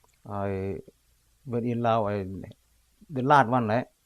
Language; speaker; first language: English; non-native, learner; Lao